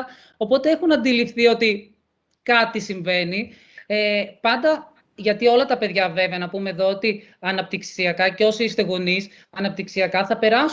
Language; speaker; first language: Greek; native; Greek